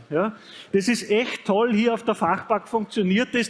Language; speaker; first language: German; native; German